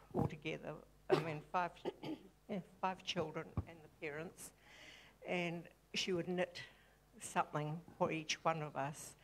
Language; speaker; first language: English; native; English